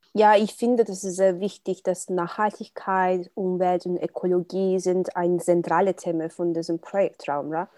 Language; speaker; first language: German; non-native, learner; Turkish